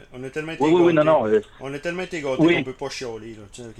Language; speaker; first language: French; native; French